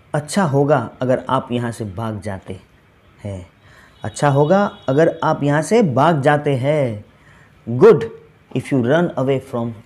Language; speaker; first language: Hindi; native; Hindi